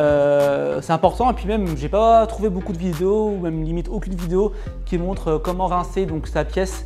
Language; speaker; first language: French; native; French